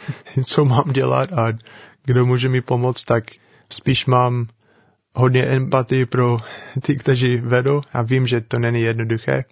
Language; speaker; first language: Czech; non-native, fluent; English